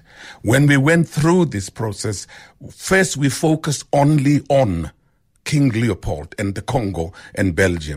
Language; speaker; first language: English; non-native, local second language; Xhosa